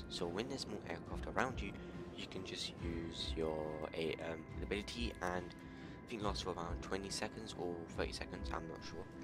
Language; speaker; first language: English; native; English